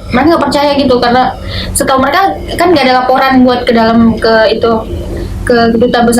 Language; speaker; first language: Indonesian; native; Indonesian